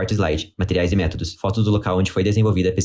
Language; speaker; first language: Portuguese; native; Portuguese